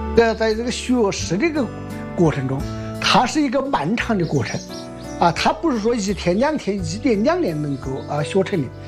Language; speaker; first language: Chinese; native; Chinese